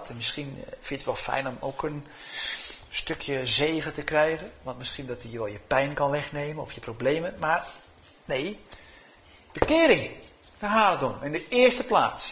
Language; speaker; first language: Dutch; native; Dutch